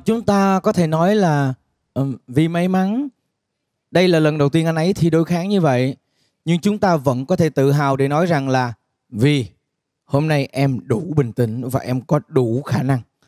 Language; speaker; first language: Vietnamese; native; Vietnamese